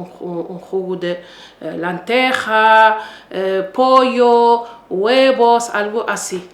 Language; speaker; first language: Spanish; non-native, fluent; Arabic